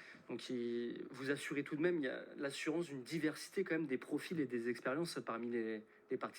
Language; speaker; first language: French; native; French